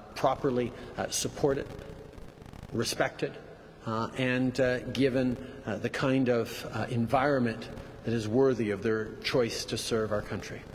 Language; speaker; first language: English; early bilingual, other home language; French